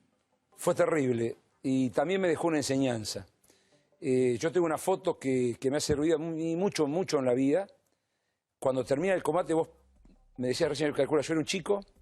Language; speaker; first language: Spanish; native; Spanish